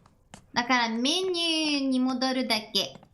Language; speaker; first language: Japanese; non-native, learner; English